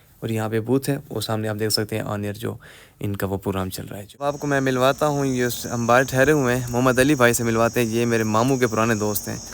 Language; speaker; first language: Urdu; non-native, local second language; Saraiki